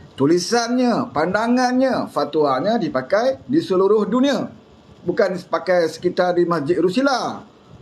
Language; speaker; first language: Malay; native; Malay